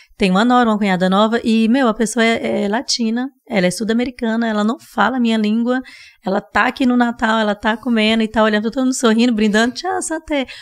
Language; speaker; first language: Portuguese; native; Portuguese